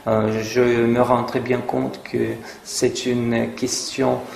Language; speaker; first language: French; non-native, fluent; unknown